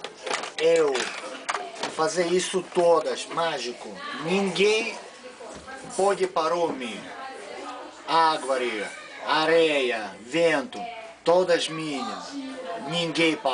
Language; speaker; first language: Portuguese; non-native, learner; Russian